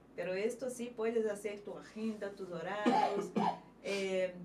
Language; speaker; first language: Spanish; non-native, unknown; Portuguese